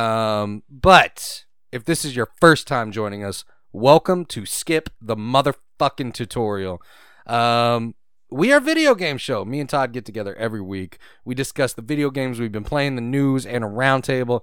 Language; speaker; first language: English; native; English